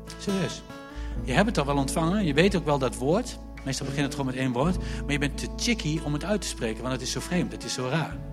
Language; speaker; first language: Dutch; native; Dutch